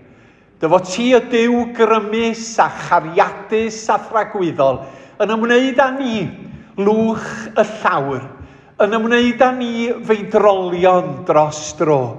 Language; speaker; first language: Welsh; native; Welsh